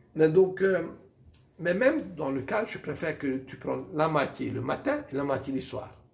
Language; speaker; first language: French; non-native, fluent; Hungarian